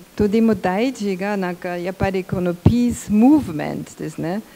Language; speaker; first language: Japanese; non-native, learner; German